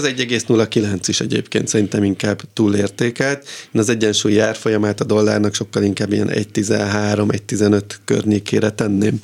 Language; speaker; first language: Hungarian; native; Hungarian